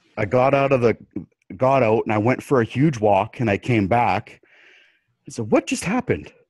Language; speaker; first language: English; native; English